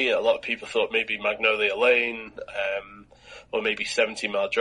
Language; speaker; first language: English; native; English